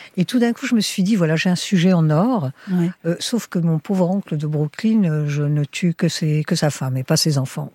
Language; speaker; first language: French; early bilingual, heritage; French